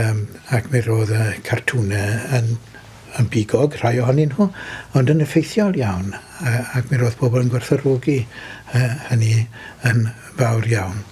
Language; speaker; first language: Welsh; native; Welsh